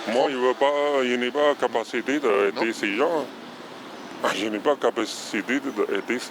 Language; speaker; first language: French; non-native, learner; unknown